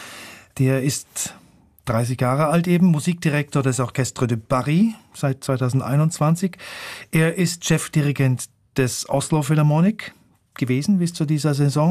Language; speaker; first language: German; native; German